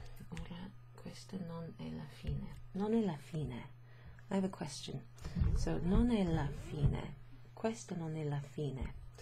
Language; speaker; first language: Italian; non-native, fluent; English